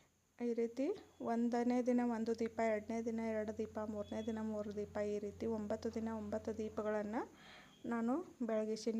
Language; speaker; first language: Kannada; native; Kannada